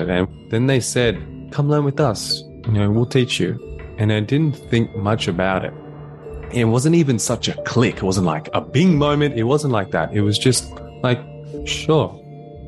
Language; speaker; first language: English; native; English